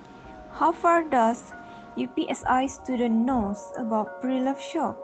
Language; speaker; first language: English; non-native, learner; Malay